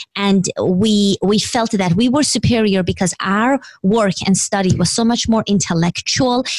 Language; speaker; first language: English; non-native, fluent; Persian